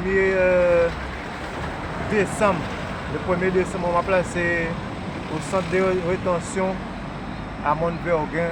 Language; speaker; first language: French; non-native, local second language; Haitian Creole